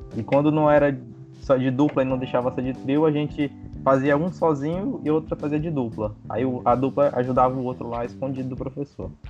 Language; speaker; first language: Portuguese; native; Portuguese